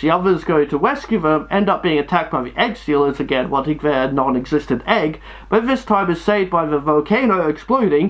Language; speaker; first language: English; native; English